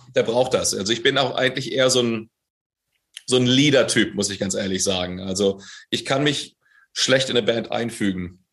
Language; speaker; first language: German; native; German